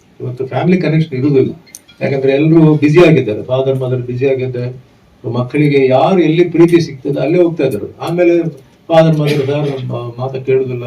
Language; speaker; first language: Kannada; non-native, fluent; Tulu